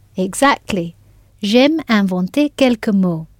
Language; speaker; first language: French; non-native, fluent; English